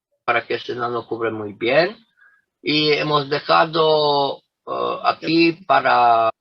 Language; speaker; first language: Spanish; non-native, fluent; Romanian